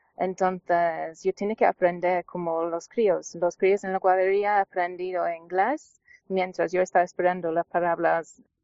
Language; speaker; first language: Spanish; non-native, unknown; English